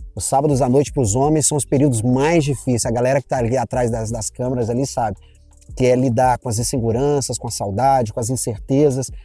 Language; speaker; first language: Portuguese; native; Portuguese